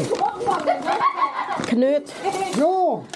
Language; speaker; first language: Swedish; non-native, learner; Thai